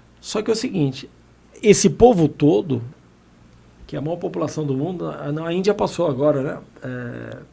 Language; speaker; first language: Portuguese; native; Portuguese